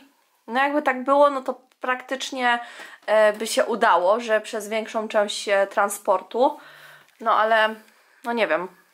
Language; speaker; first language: Polish; native; Polish